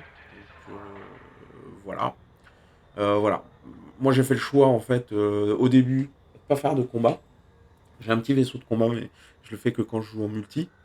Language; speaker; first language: French; native; French